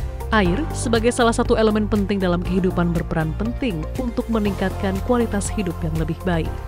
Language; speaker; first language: Indonesian; native; Indonesian